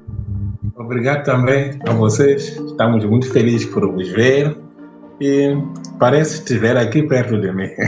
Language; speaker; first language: Portuguese; non-native, local second language; Tsonga